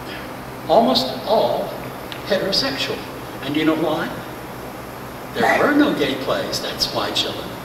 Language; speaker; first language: English; native; English